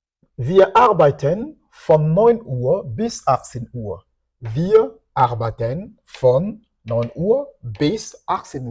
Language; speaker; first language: German; non-native, fluent; French